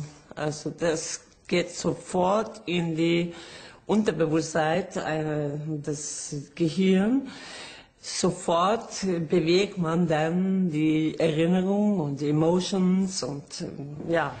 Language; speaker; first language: German; non-native, fluent; Norwegian